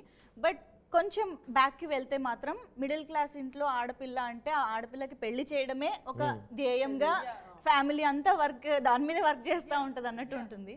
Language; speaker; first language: Telugu; native; Telugu